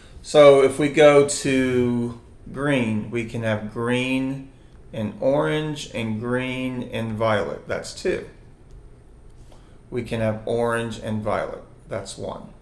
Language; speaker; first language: English; native; English